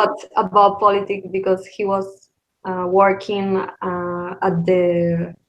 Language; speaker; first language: English; non-native, learner; Spanish